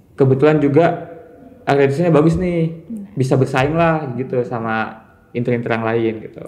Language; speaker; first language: Indonesian; native; Indonesian